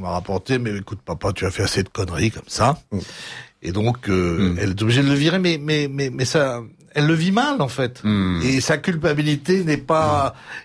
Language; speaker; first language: French; native; French